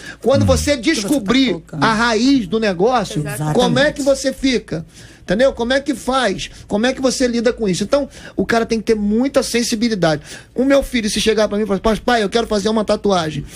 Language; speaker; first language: Portuguese; native; Portuguese